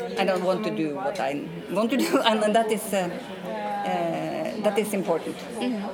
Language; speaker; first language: English; non-native, fluent; Norwegian